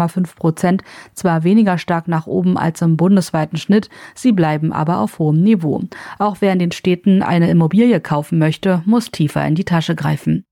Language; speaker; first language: German; native; German